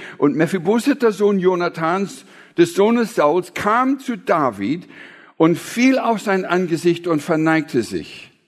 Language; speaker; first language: German; non-native, fluent; English